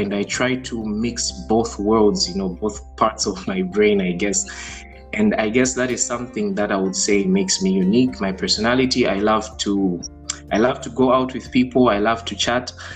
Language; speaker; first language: English; non-native, local second language; Bemba